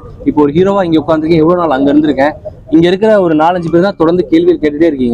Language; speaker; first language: Tamil; native; Tamil